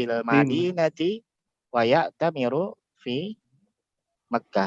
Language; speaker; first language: Arabic; non-native, learner; Indonesian